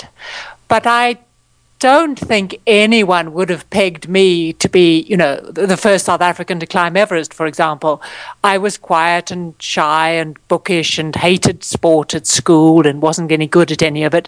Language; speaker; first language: English; native; English